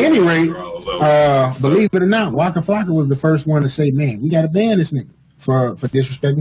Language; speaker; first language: English; native; English